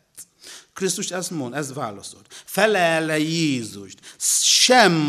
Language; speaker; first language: Hungarian; non-native, learner; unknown